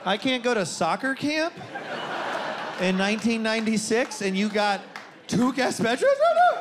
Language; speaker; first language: English; native; English